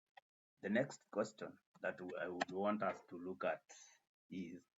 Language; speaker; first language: English; native; English